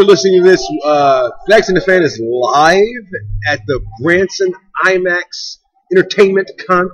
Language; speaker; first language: English; native; English